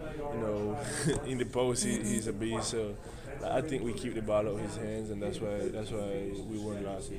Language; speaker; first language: English; non-native, fluent; Spanish